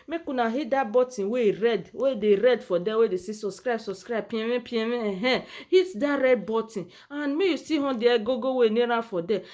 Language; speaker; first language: Nigerian Pidgin; native; Nigerian Pidgin